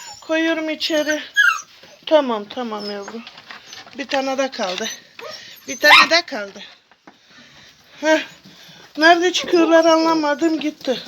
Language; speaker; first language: Turkish; non-native, learner; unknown